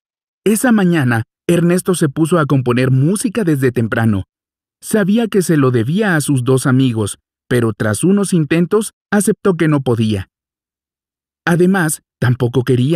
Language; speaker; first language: Spanish; native; Spanish